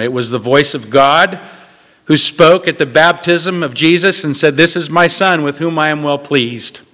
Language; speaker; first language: English; native; English